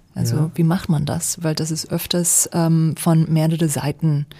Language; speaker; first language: German; non-native, fluent; English